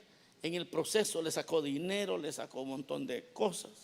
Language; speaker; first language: Spanish; native; Spanish